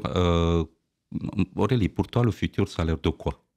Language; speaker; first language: French; non-native, fluent; Romanian